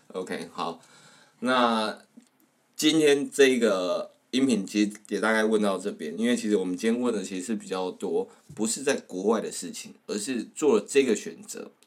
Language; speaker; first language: Chinese; native; Chinese